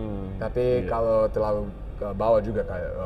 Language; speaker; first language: Indonesian; early bilingual, heritage; English